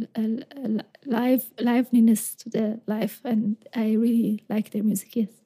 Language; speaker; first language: English; non-native, fluent; Persian